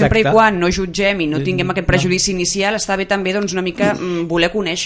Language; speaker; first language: Catalan; native; Catalan